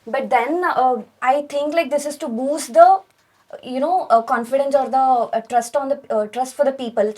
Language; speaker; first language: English; non-native, local second language; Telugu